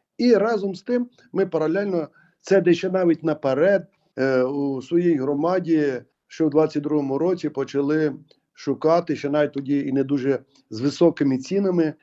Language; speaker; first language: Ukrainian; native; Ukrainian